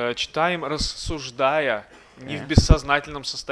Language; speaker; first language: Russian; native; Russian